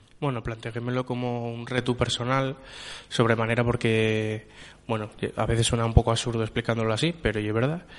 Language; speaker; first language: Spanish; native; Spanish